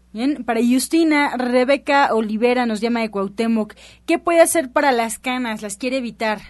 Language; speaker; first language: Spanish; native; Spanish